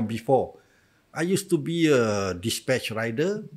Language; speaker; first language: English; non-native, local second language; Malay